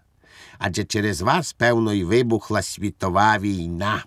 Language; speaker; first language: Ukrainian; native; Ukrainian